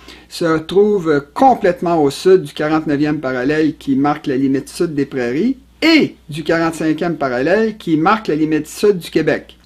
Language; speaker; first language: French; native; French